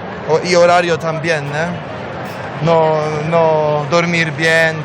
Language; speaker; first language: Spanish; non-native, learner; Polish